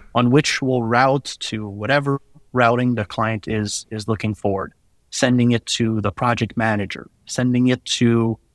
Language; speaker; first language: English; non-native, fluent; French